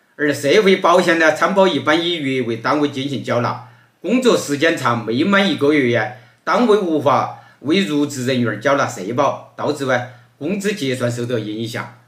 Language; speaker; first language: Chinese; native; Chinese